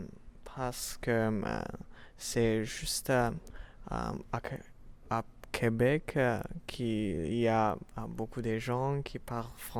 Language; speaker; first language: French; non-native, learner; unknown